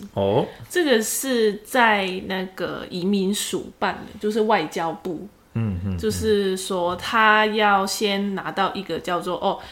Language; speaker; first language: Chinese; native; Chinese